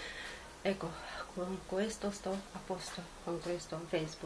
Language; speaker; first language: Italian; non-native, learner; Romanian